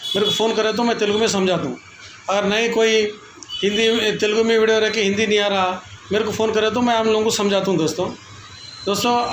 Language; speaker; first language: Hindi; non-native, local second language; Telugu